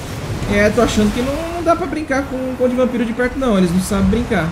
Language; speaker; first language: Portuguese; native; Portuguese